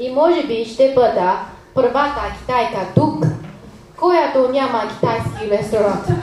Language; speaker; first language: Bulgarian; non-native, learner; Chinese